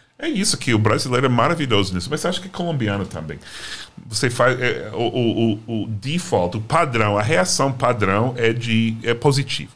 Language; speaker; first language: Portuguese; non-native, fluent; English